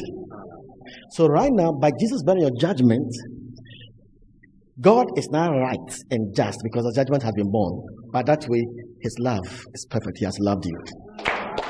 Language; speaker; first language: English; non-native, local second language; Akan